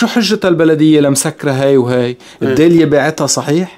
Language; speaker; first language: Arabic; native; Arabic